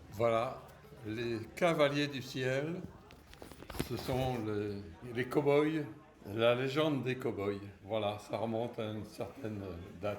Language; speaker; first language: French; native; French